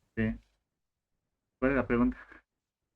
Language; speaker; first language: Spanish; native; Spanish